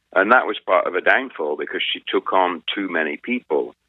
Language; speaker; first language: English; native; English